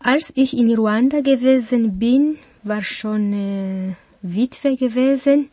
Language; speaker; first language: German; non-native, learner; Kinyarwanda